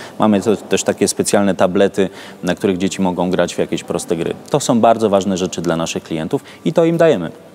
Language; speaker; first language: Polish; native; Polish